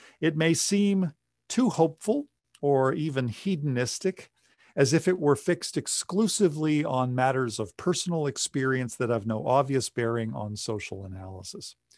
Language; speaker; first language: English; native; English